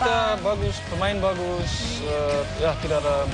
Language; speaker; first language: Indonesian; non-native, learner; Dutch